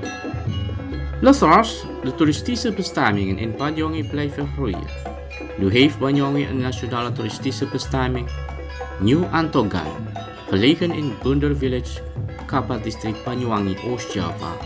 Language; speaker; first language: Dutch; non-native, fluent; Indonesian